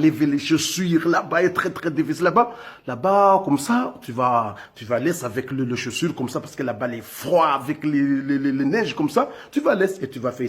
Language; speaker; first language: French; non-native, local second language; Comorian